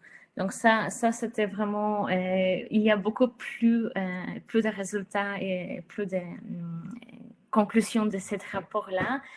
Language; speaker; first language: French; non-native, fluent; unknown